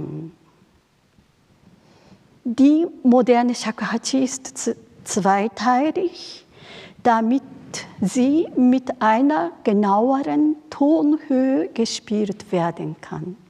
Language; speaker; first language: German; non-native, fluent; Japanese